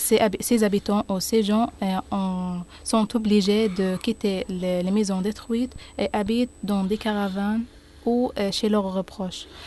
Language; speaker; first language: French; non-native, learner; Arabic